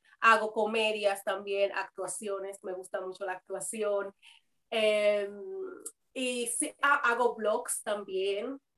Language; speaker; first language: Spanish; native; Spanish